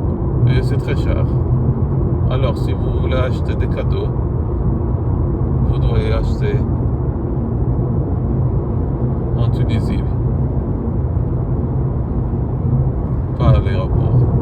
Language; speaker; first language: French; non-native, fluent; Arabic